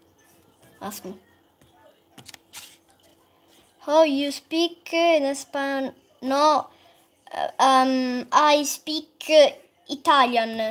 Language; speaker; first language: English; non-native, learner; Italian